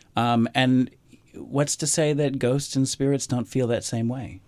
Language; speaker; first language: English; native; English